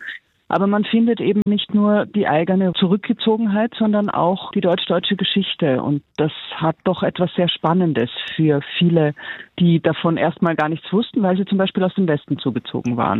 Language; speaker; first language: German; native; German